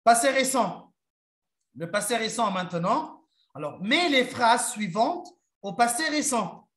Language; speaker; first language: French; non-native, local second language; Arabic